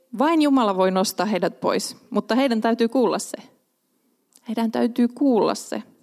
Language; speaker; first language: Finnish; non-native, local second language; Swedish